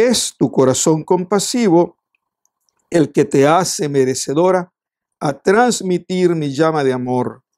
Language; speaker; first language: Spanish; native; Spanish